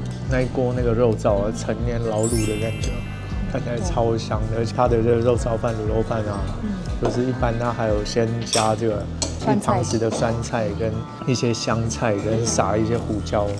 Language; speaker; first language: Chinese; native; Chinese